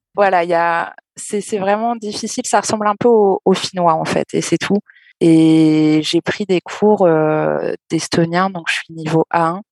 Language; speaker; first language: French; native; French